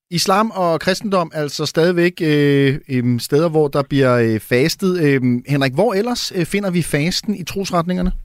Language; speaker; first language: Danish; native; Danish